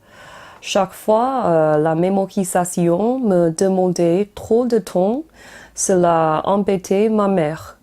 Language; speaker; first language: French; non-native, learner; Chinese